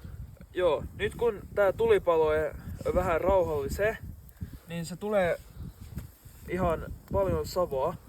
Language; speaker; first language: Finnish; non-native, local second language; Swedish